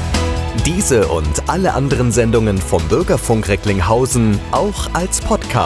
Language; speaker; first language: German; native; German